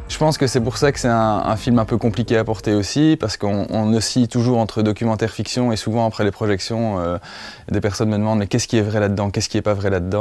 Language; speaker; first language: French; native; French